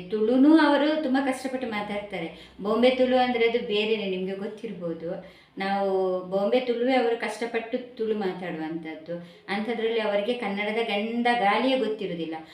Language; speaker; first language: Kannada; non-native, local second language; Tulu